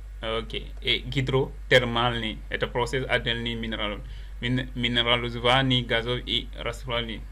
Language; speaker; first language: Russian; non-native, learner; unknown